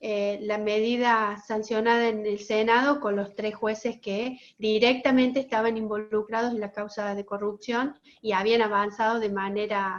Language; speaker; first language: Spanish; native; Spanish